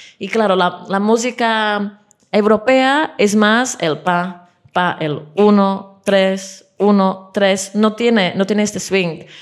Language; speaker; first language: Spanish; non-native, fluent; Czech